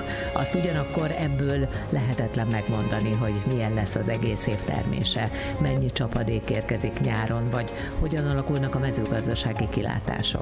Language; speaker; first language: Hungarian; native; Hungarian